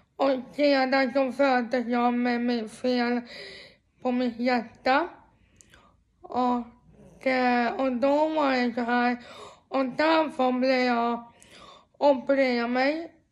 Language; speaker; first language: Swedish; native; Swedish